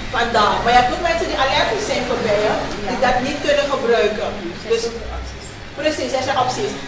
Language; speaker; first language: Dutch; native; Dutch